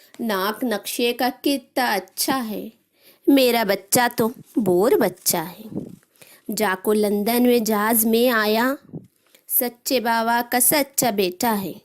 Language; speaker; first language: Urdu; native; Urdu